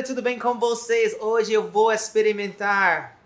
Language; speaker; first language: Portuguese; non-native, fluent; English